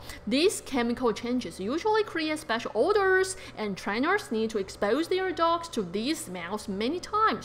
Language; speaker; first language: English; non-native, fluent; Chinese